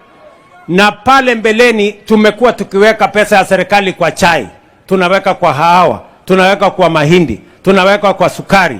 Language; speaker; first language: Swahili; non-native, local second language; Kalenjin